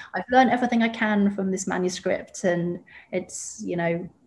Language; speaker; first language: English; native; English